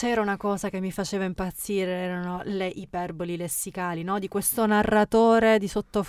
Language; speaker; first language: Italian; native; Italian